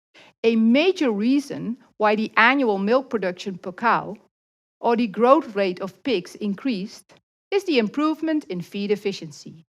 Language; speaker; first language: English; non-native, fluent; Dutch